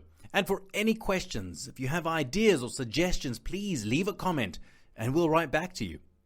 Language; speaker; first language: English; non-native, fluent; Italian